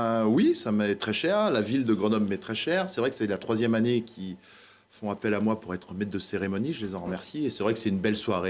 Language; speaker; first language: French; native; French